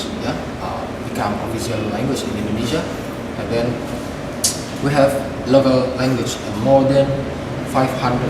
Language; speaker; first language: English; non-native, fluent; Indonesian